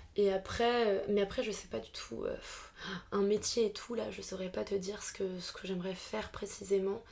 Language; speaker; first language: French; native; French